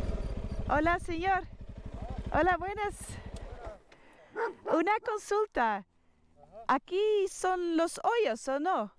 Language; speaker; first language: Spanish; non-native, learner; Dutch